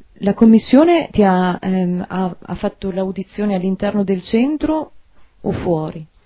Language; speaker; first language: Italian; native; Italian